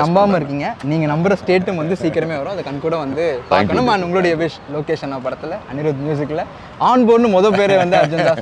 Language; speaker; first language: Tamil; native; Tamil